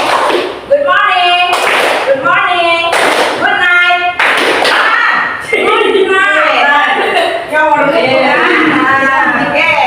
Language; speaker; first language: English; non-native, learner; Indonesian